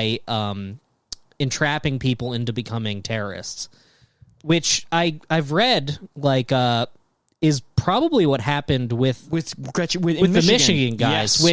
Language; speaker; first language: English; native; English